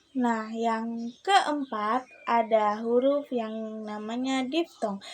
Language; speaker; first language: Indonesian; native; Indonesian